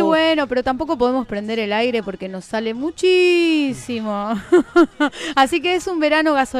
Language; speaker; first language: Spanish; native; Spanish